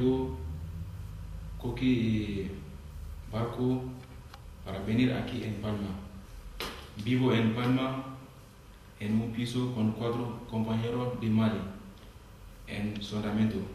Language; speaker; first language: Spanish; non-native, learner; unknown